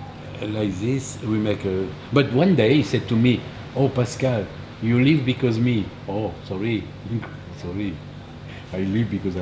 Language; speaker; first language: English; non-native, learner; French